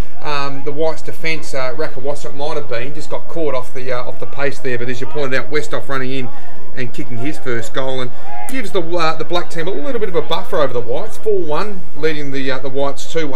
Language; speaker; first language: English; native; English